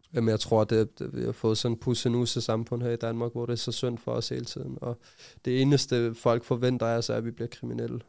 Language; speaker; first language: Danish; early bilingual, other home language; Arabic